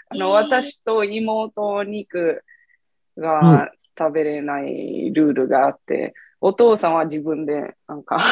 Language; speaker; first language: Japanese; non-native, fluent; Italian